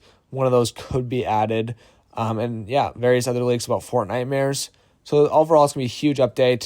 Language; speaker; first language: English; native; English